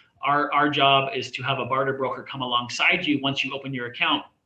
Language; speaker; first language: English; native; English